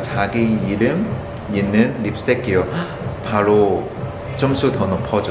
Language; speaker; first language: Korean; non-native, fluent; Cantonese